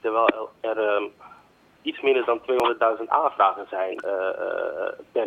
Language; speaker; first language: Dutch; native; Dutch